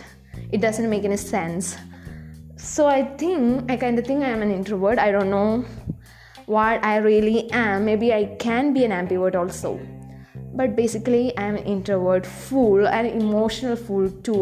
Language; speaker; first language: English; non-native, local second language; Malayalam